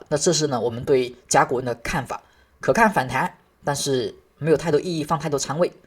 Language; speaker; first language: Chinese; native; Chinese